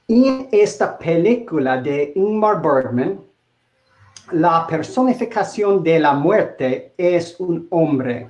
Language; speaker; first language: Spanish; non-native, learner; English